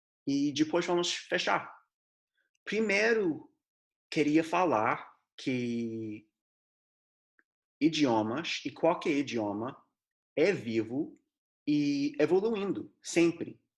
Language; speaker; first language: Portuguese; non-native, fluent; English